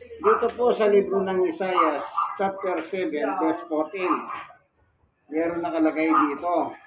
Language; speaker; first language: Filipino; non-native, local second language; Pampanga